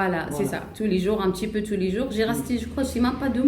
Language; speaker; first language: French; non-native, learner; Arabic